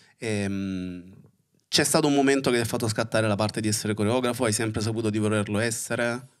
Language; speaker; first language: Italian; native; Italian